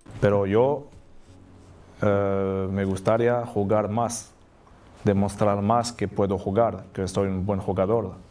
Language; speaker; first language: Spanish; non-native, learner; French